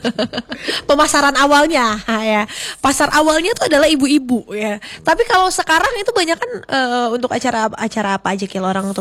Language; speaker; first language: Indonesian; native; Indonesian